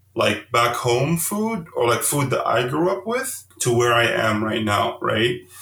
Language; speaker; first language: English; early bilingual, heritage; Arabic